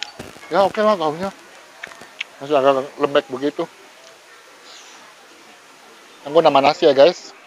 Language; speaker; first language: Indonesian; native; Indonesian